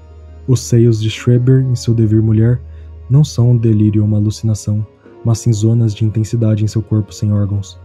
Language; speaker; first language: Portuguese; native; Portuguese